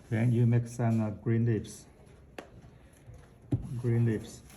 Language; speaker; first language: English; non-native, fluent; Chinese